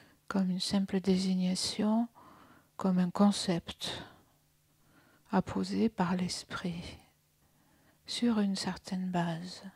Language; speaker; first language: French; native; French